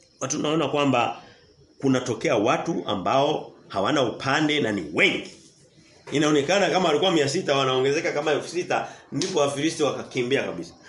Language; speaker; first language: Swahili; native; Swahili